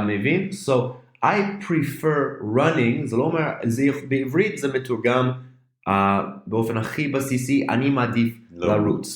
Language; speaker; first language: Hebrew; non-native, fluent; English